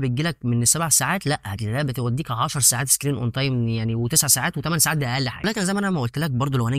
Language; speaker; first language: Arabic; native; Arabic